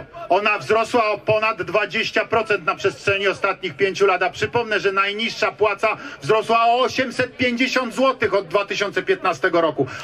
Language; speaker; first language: Polish; native; Polish